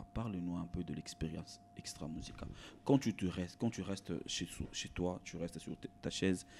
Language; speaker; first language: French; non-native, local second language; Lingala